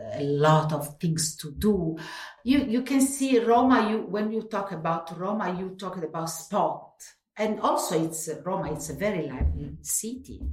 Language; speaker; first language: English; non-native, fluent; Italian